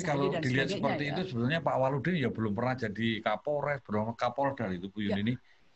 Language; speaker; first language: Indonesian; native; Indonesian